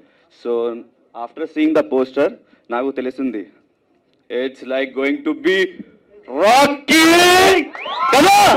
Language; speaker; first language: Telugu; non-native, local second language; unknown